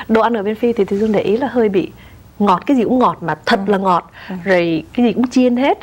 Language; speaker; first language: Vietnamese; native; Vietnamese